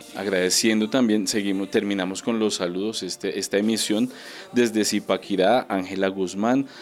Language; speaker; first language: Spanish; native; Spanish